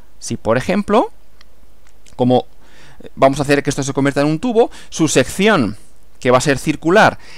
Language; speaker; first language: Spanish; native; Spanish